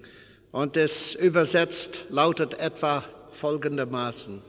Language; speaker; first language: German; non-native, fluent; English